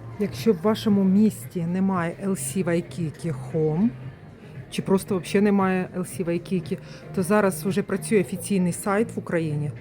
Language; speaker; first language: Ukrainian; non-native, local second language; Russian